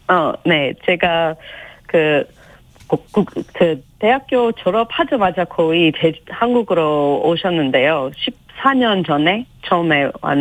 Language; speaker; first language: Korean; non-native, fluent; English